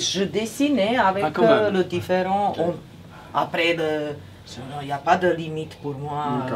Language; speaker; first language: French; non-native, fluent; Serbian